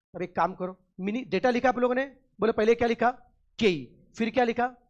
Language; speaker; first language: Hindi; non-native, local second language; Marathi